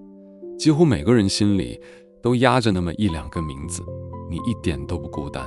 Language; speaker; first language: Chinese; native; Chinese